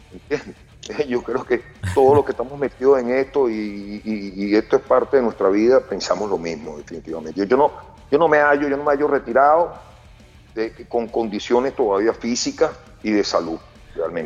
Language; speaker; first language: Spanish; native; Spanish